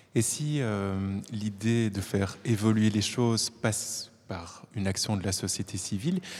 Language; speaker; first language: French; native; French